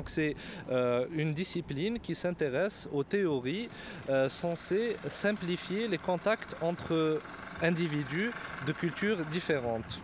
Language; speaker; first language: French; non-native, local second language; Arabic